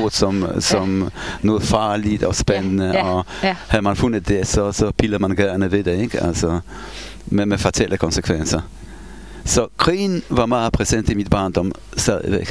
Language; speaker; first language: Danish; non-native, fluent; Polish